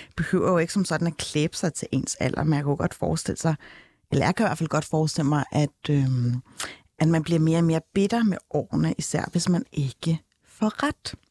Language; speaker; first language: Danish; early bilingual, other home language; Turkish